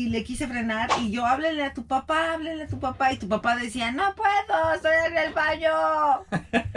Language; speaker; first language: Spanish; native; Spanish